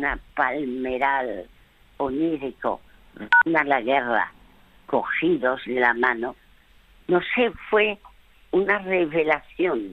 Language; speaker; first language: Spanish; early bilingual, other home language; French